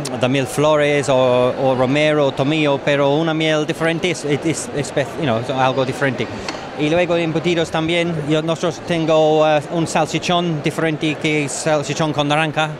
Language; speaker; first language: Spanish; non-native, learner; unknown